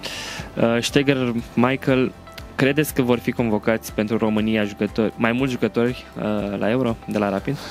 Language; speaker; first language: Romanian; native; Romanian